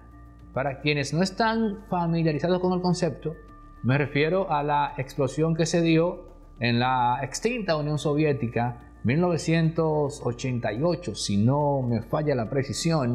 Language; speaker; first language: Spanish; native; Spanish